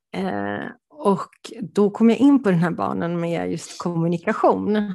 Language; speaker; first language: Swedish; early bilingual, other home language; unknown